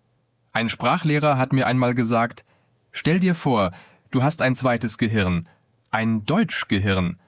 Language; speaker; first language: German; non-native, fluent; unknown